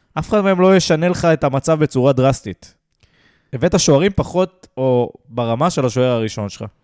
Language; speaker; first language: Hebrew; native; Hebrew